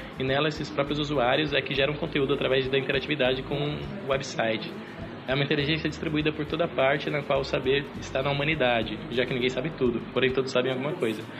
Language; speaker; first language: Portuguese; native; Portuguese